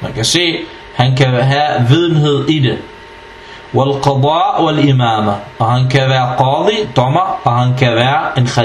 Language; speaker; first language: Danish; non-native, fluent; Arabic